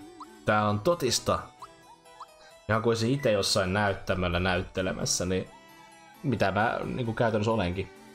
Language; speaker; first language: Finnish; native; Finnish